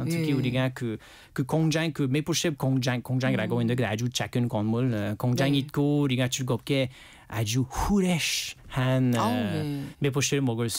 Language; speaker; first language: Korean; non-native, learner; French